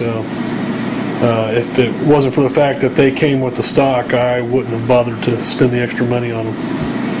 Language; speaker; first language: English; native; English